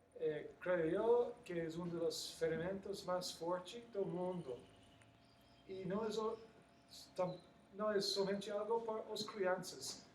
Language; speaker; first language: Portuguese; non-native, learner; English